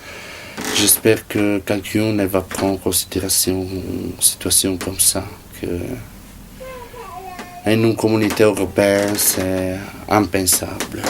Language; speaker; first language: French; non-native, learner; Italian